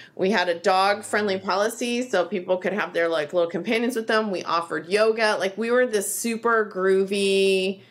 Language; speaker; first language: English; native; English